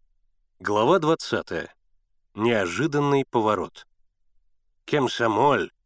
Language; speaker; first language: Russian; native; Russian